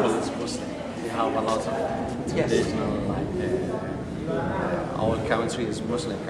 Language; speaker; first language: English; non-native, learner; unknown